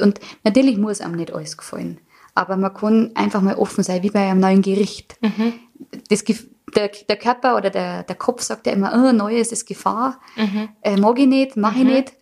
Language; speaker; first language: German; native; German